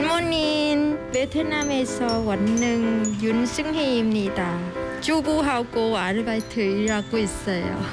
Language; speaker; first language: Korean; non-native, learner; Vietnamese